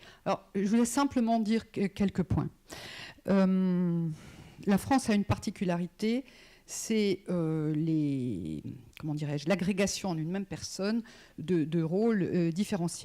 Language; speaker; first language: French; native; French